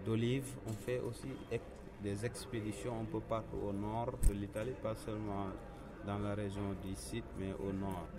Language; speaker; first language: French; non-native, local second language; Wolof